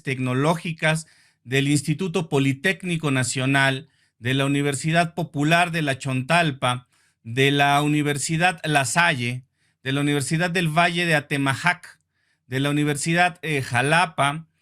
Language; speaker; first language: Spanish; native; Spanish